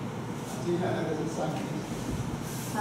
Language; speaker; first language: Chinese; native; Chinese